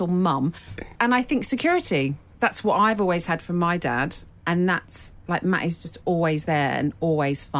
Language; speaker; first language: English; native; English